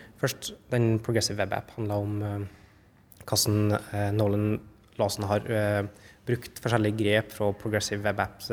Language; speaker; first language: Norwegian; native; Norwegian